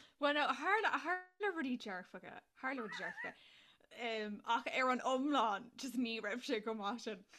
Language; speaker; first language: Irish; native; Irish